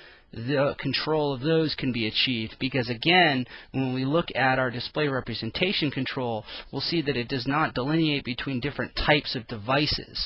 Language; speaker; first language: English; native; English